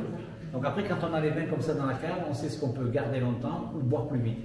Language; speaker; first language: French; native; French